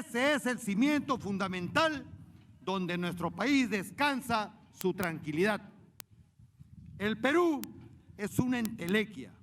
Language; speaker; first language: Spanish; native; Spanish